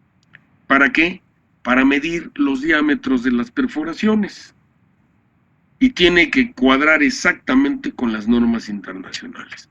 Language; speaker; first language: Spanish; native; Spanish